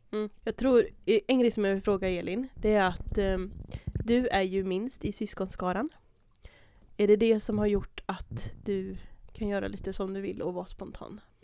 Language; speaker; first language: Swedish; native; Swedish